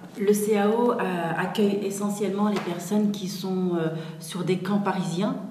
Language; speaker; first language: French; native; French